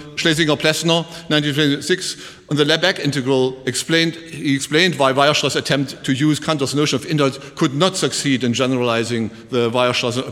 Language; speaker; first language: English; non-native, fluent; German